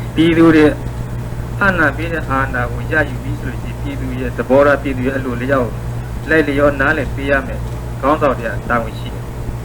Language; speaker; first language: Burmese; non-native, local second language; S'gaw Karen